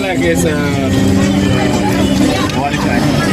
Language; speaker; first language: English; non-native, learner; Khmer